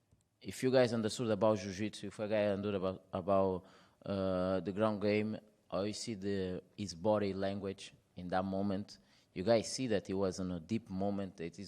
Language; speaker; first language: English; non-native, fluent; Portuguese